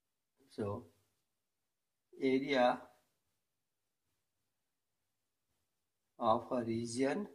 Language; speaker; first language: English; non-native, local second language; Gujarati